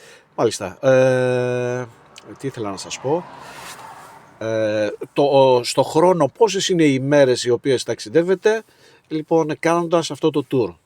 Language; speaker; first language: Greek; native; Greek